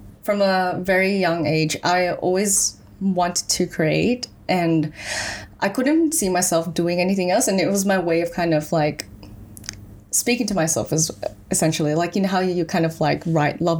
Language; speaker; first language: English; early bilingual, other home language; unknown